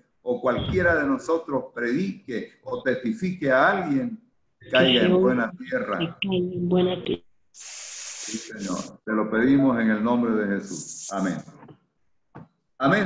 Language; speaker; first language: Spanish; native; Spanish